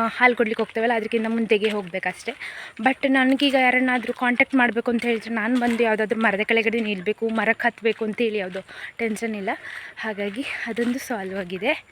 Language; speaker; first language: Kannada; non-native, local second language; Konkani